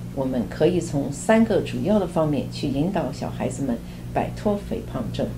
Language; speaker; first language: Chinese; native; Chinese